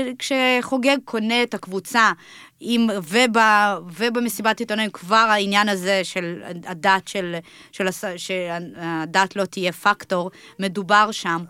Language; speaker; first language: Hebrew; early bilingual, other home language; Russian